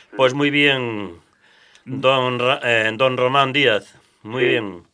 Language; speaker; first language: Spanish; non-native, local second language; Galician